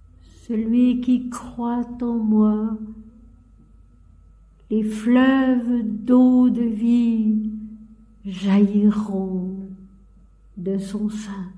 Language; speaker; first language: French; native; French